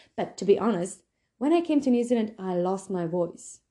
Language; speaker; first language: English; non-native, fluent; Slovenian